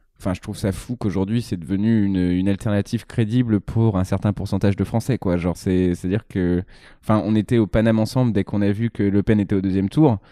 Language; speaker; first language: French; native; French